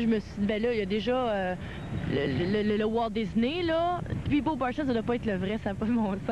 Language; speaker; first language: French; native; French